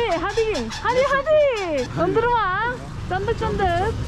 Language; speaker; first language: Turkish; non-native, learner; Korean